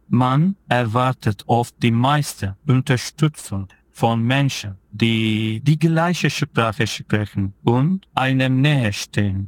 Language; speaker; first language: German; non-native, fluent; Turkish